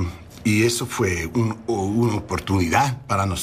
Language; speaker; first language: Spanish; non-native, learner; English